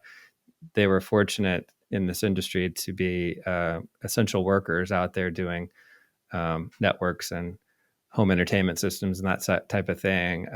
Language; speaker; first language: English; native; English